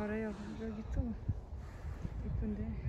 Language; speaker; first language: Korean; non-native, learner; Ukrainian